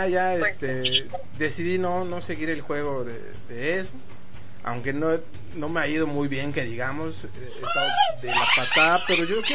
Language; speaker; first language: Spanish; native; Spanish